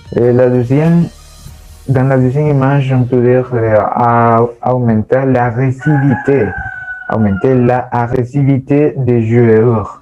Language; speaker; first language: French; non-native, learner; Spanish